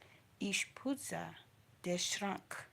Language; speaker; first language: German; non-native, learner; English